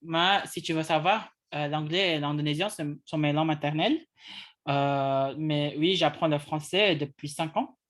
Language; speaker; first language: French; non-native, learner; English